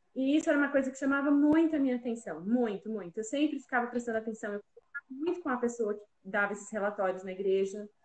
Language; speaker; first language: Portuguese; native; Portuguese